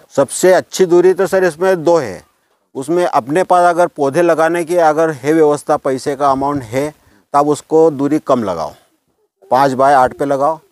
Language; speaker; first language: Hindi; native; Hindi